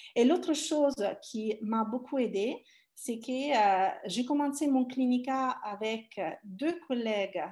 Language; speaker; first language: French; non-native, fluent; Italian